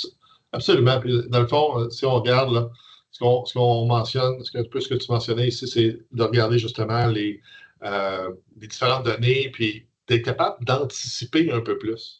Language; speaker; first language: French; native; French